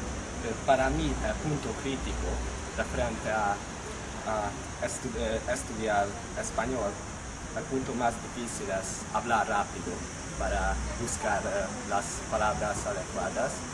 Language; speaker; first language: Spanish; non-native, learner; Hungarian